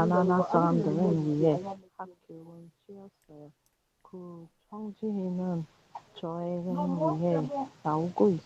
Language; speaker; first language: Korean; non-native, learner; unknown